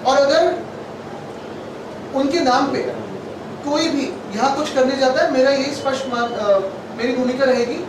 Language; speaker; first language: Hindi; non-native, local second language; Marathi